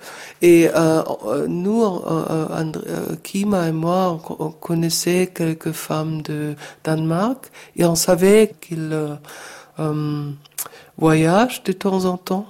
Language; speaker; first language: French; non-native, fluent; German